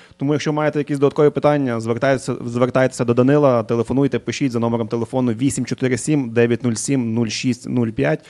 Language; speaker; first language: Ukrainian; native; Ukrainian